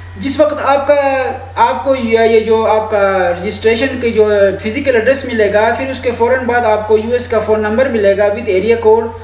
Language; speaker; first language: Urdu; non-native, local second language; Shina